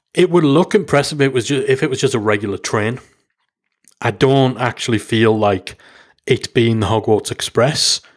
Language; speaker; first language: English; native; English